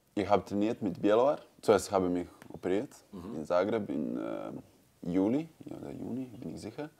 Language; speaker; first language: German; non-native, learner; Croatian